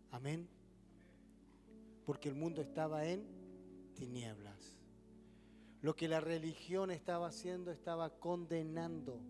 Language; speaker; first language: Spanish; native; Spanish